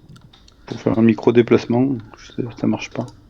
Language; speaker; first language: French; native; French